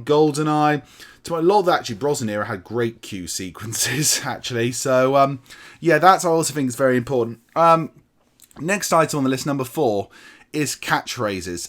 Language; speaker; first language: English; native; English